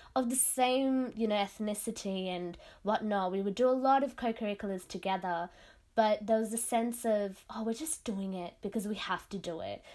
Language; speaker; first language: English; non-native, local second language; Tamil